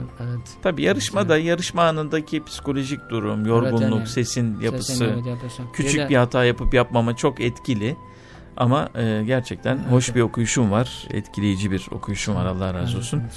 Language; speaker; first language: Turkish; native; Turkish